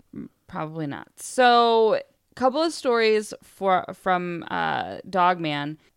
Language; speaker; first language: English; native; English